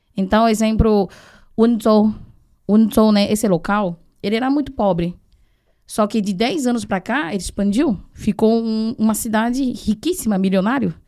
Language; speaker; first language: Portuguese; non-native, fluent; Chinese